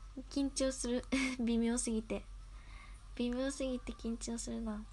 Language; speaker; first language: Japanese; native; Japanese